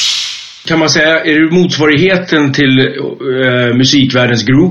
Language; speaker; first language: Swedish; native; Swedish